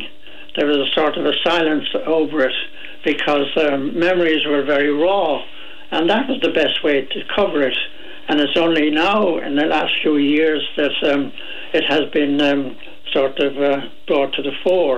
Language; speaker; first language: English; native; English